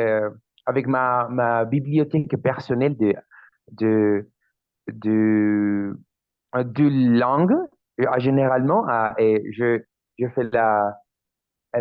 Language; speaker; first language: French; non-native, learner; Spanish